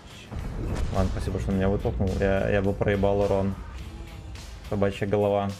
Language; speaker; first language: Russian; native; Russian